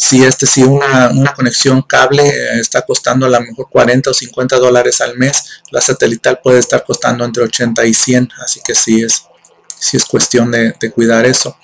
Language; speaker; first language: Spanish; native; Spanish